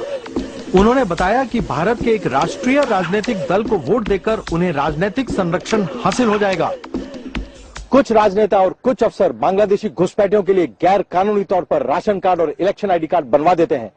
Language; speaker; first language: Hindi; native; Hindi